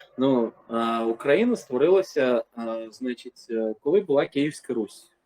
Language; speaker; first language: Ukrainian; early bilingual, heritage; Ukrainian